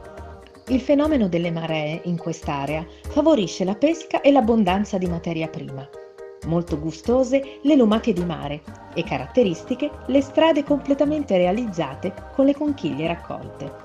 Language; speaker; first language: Italian; native; Italian